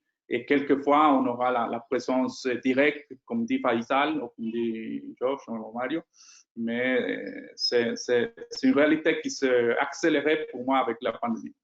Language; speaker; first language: French; non-native, fluent; Spanish